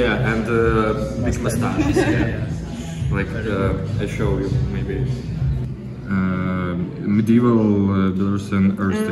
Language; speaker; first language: English; non-native, learner; Belarusian